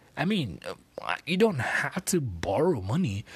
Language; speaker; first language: English; non-native, local second language; Yoruba